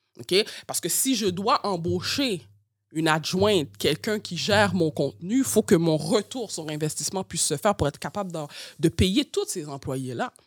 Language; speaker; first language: French; early bilingual, other home language; Haitian Creole